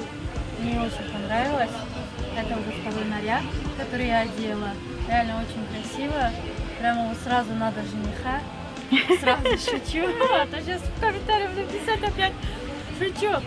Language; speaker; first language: Russian; non-native, local second language; Tajik